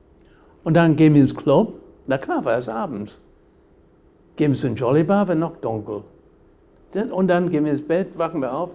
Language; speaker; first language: German; non-native, fluent; English